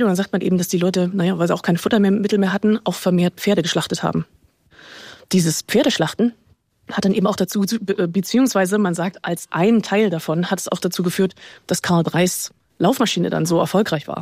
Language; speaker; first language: German; native; German